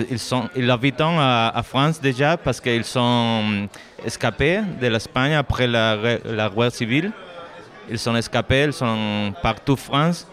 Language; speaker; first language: French; non-native, fluent; Spanish